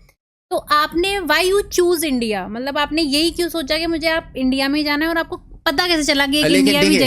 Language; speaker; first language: Hindi; native; Hindi